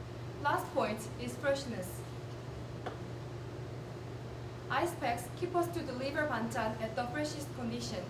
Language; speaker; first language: English; non-native, learner; Korean